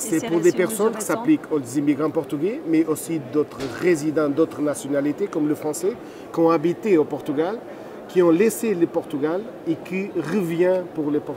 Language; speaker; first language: French; non-native, fluent; Portuguese